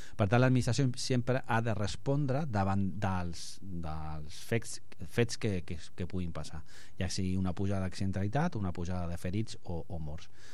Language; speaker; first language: Catalan; non-native, local second language; Spanish